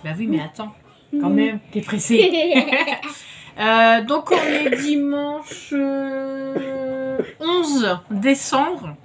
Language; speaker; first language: French; native; French